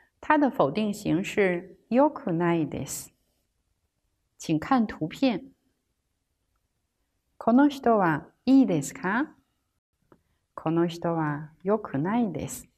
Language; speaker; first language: Japanese; non-native, fluent; Chinese